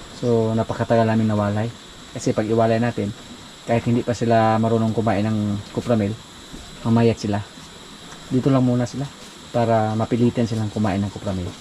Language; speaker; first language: Filipino; non-native, local second language; Cebuano